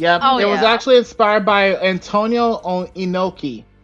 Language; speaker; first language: English; native; English